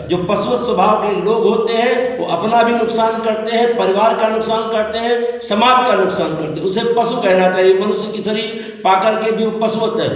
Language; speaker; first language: Hindi; native; Hindi